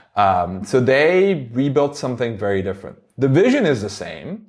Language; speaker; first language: English; non-native, fluent; Turkish